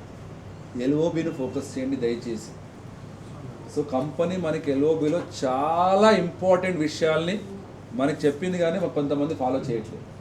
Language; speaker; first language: Telugu; native; Telugu